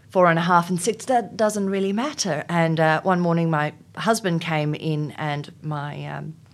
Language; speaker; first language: English; non-native, local second language; Afrikaans